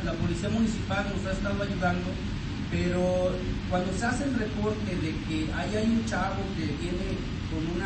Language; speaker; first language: Spanish; native; Spanish